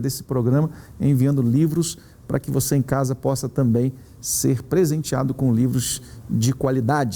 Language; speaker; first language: Portuguese; native; Portuguese